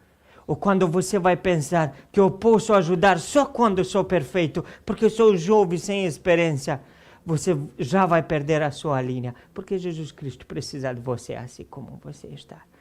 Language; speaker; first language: Portuguese; non-native, fluent; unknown